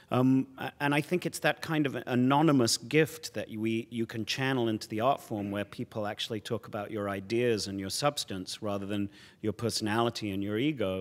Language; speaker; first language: English; native; English